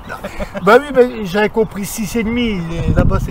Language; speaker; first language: French; native; French